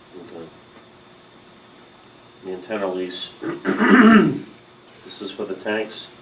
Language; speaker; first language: English; native; English